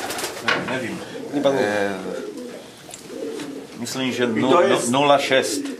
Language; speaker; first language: Polish; non-native, learner; Slovak